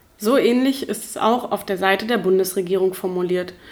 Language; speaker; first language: German; native; German